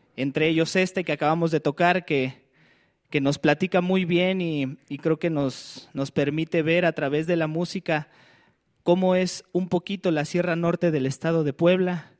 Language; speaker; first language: Spanish; non-native, local second language; Nahuatl languages